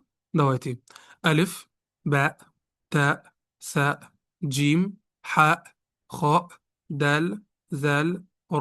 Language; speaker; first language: Russian; non-native, fluent; Arabic